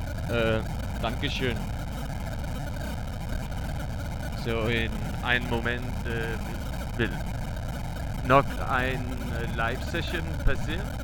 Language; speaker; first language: German; non-native, learner; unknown